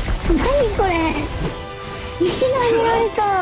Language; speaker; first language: Japanese; native; Japanese